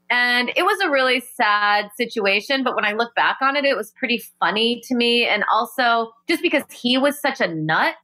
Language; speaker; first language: English; native; English